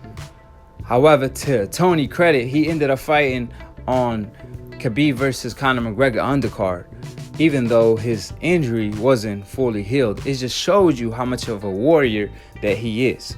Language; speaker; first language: English; native; English